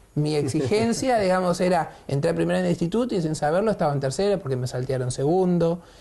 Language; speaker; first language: Spanish; native; Spanish